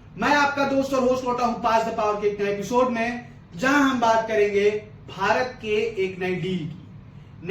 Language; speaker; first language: Hindi; native; Hindi